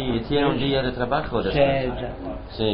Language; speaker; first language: Spanish; non-native, learner; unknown